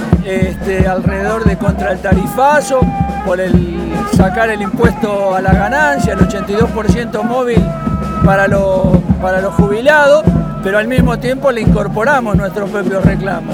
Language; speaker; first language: Spanish; native; Spanish